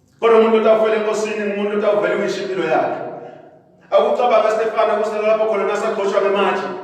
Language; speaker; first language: Zulu; non-native, local second language; Swati